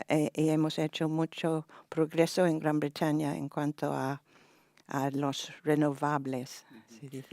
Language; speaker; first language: Spanish; non-native, fluent; English